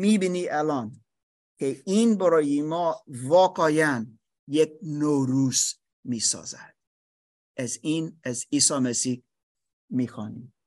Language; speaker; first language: Persian; non-native, learner; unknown